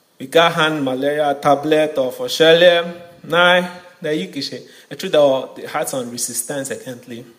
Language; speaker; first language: Norwegian; non-native, fluent; Yoruba